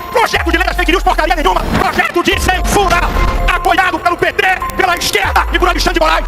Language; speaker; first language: Portuguese; native; Portuguese